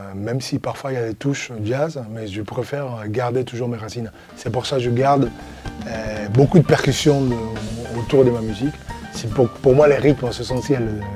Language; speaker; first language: French; non-native, fluent; Spanish